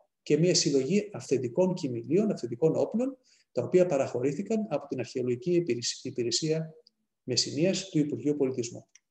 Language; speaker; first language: Greek; native; Greek